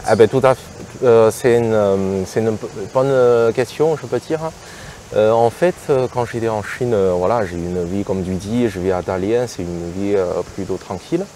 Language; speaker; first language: French; non-native, fluent; Chinese